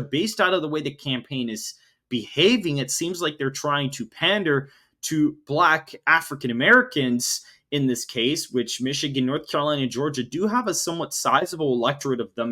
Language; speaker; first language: English; native; English